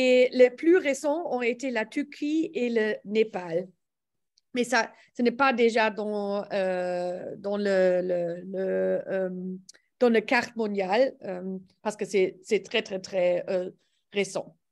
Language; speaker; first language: French; non-native, learner; English